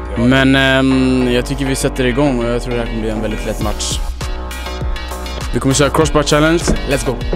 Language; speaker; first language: Swedish; native; Swedish